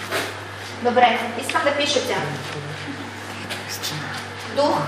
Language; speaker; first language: Bulgarian; non-native, learner; Russian